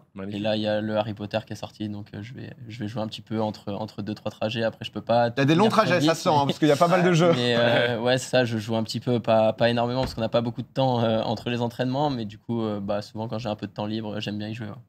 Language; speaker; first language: French; native; French